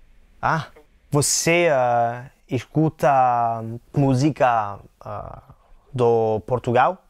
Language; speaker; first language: Portuguese; non-native, learner; English